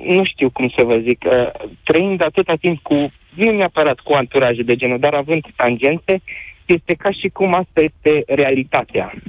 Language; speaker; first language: Romanian; native; Romanian